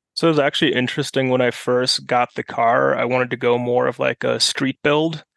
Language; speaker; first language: English; non-native, fluent; German